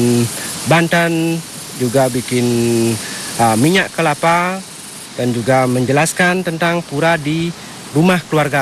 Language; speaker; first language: Indonesian; non-native, local second language; Balinese